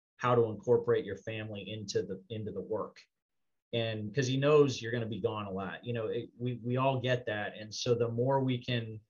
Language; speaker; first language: English; native; English